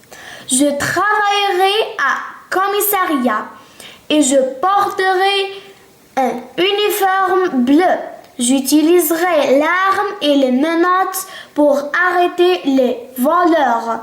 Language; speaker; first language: French; non-native, local second language; Arabic